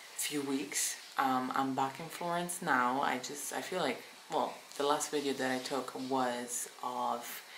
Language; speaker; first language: English; non-native, fluent; Italian